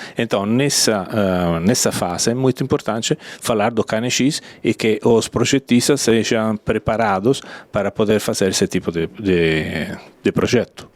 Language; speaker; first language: Portuguese; non-native, fluent; Italian